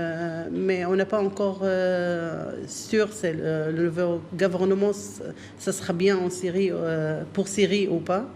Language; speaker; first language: French; non-native, learner; Arabic